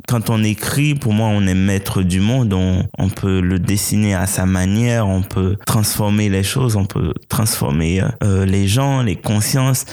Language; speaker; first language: French; non-native, local second language; Haitian Creole